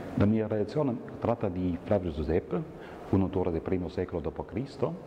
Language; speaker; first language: Italian; non-native, fluent; German